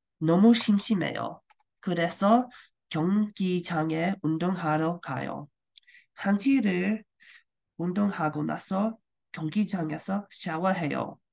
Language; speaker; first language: Korean; non-native, learner; English